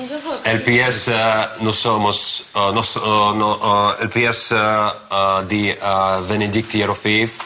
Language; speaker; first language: Spanish; non-native, learner; Russian